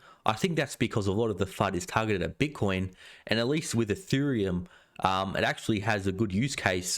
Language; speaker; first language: English; native; English